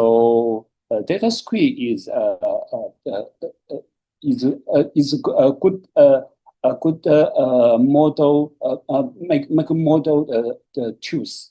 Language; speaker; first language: English; non-native, learner; Chinese